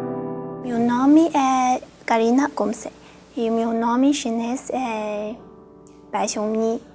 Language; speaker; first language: Portuguese; non-native, learner; Chinese